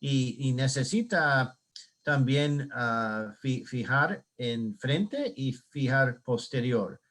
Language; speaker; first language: Spanish; non-native, learner; English